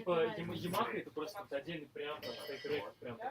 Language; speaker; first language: Russian; native; Russian